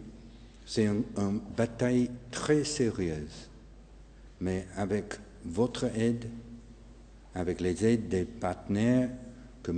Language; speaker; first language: French; non-native, fluent; English